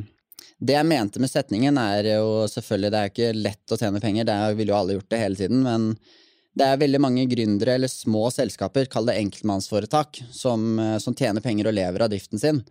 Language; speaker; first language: Norwegian; native; Norwegian